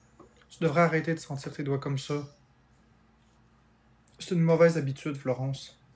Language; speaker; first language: French; native; French